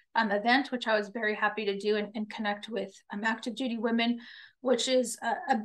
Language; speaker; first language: English; native; English